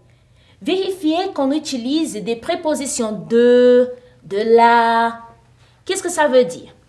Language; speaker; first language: French; non-native, fluent; Portuguese